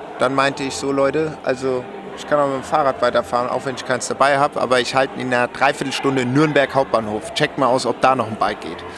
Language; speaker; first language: German; non-native, local second language; French